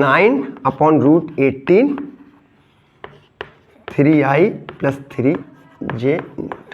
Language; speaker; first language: Hindi; native; Hindi